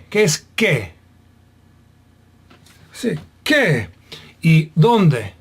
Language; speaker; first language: Spanish; non-native, fluent; English